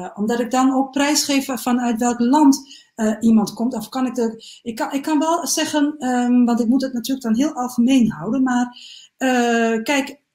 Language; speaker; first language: Dutch; native; Dutch